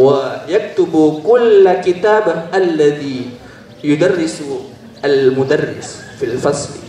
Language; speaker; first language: Arabic; non-native, learner; Indonesian